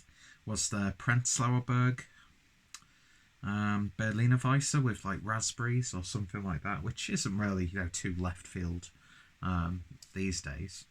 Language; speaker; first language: English; native; English